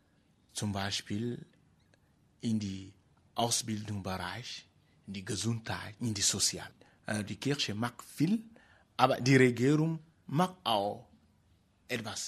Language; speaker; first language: German; non-native, fluent; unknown